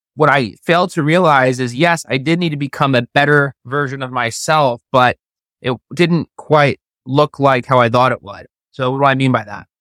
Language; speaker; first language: English; native; English